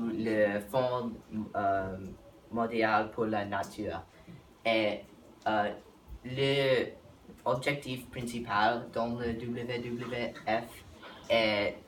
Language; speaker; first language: French; non-native, learner; English